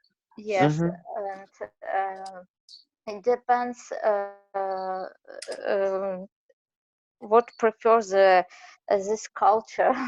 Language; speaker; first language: English; non-native, learner; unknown